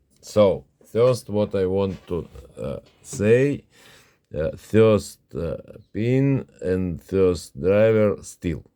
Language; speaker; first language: English; non-native, learner; Russian